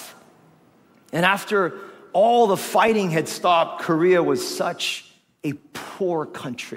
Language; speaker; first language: English; non-native, local second language; Filipino